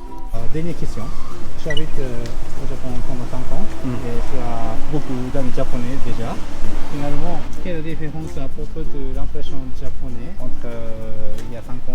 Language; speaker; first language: French; non-native, learner; Japanese